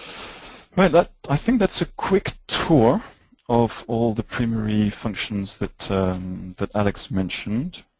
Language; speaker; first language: English; native; English